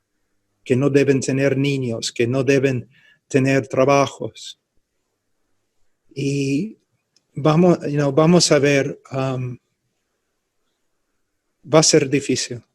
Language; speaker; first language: Spanish; non-native, fluent; English